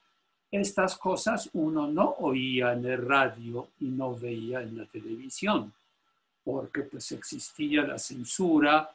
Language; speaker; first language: Spanish; non-native, fluent; Polish